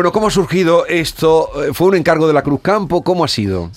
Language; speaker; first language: Spanish; native; Spanish